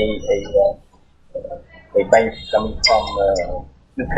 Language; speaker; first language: English; non-native, learner; Vietnamese